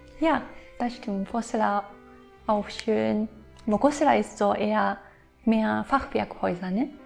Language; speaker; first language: German; non-native, fluent; Japanese